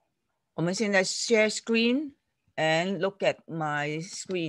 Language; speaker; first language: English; non-native, fluent; Chinese